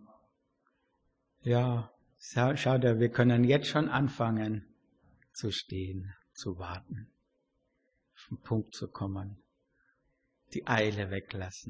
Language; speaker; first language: German; native; German